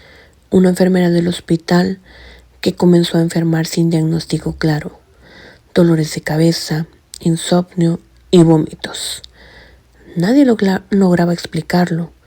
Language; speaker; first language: Spanish; native; Spanish